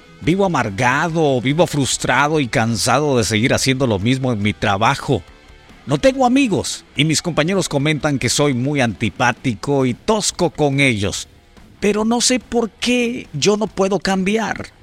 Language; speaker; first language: Spanish; native; Spanish